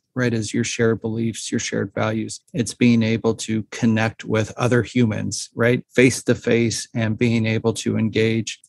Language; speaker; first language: English; native; English